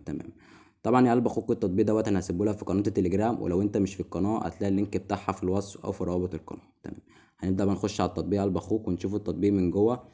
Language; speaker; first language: Arabic; native; Arabic